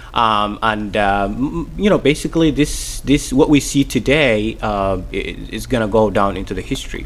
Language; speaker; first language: English; non-native, fluent; Somali